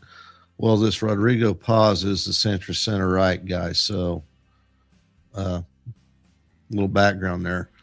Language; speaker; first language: English; native; English